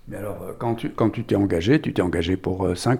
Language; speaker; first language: French; native; French